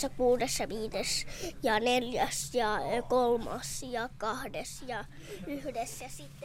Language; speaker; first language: Finnish; early bilingual, heritage; Finnish